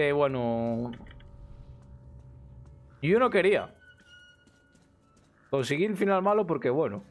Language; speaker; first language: Spanish; native; Spanish